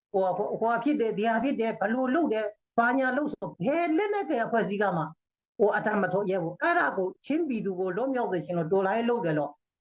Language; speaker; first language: Burmese; non-native, local second language; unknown